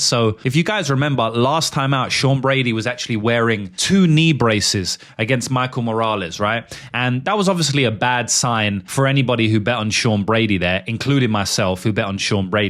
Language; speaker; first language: English; native; English